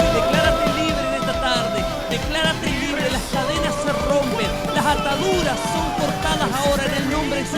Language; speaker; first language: Spanish; native; Spanish